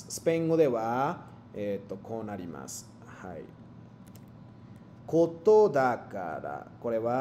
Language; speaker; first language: Japanese; non-native, fluent; Spanish